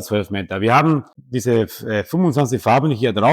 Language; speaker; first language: German; non-native, fluent; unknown